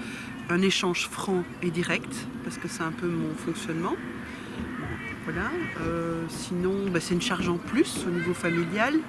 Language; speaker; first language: French; native; French